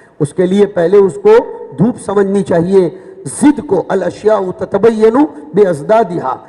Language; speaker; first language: Urdu; native; Urdu